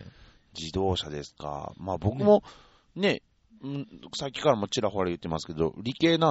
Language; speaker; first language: Japanese; native; Japanese